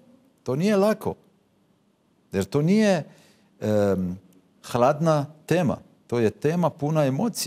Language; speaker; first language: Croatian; non-native, fluent; Hebrew